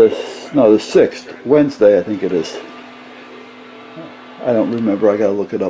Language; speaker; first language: English; native; English